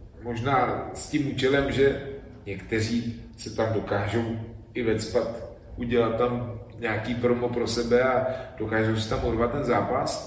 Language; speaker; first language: Czech; native; Czech